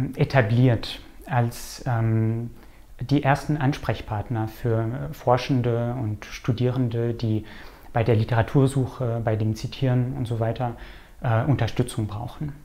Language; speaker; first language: German; non-native, fluent; French